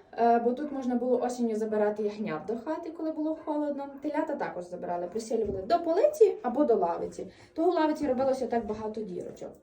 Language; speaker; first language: Ukrainian; native; Ukrainian